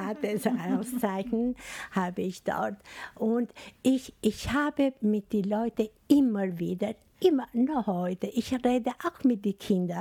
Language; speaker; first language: German; non-native, learner; Albanian